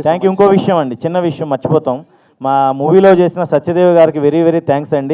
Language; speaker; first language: Telugu; native; Telugu